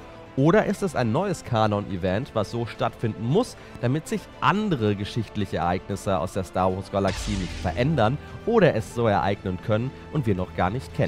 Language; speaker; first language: German; native; German